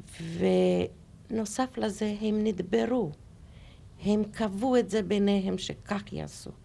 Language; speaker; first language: Hebrew; non-native, fluent; Polish